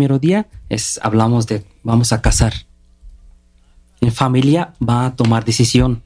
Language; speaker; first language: Spanish; non-native, learner; Bangla